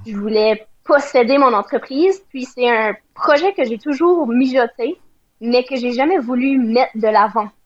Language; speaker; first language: French; native; French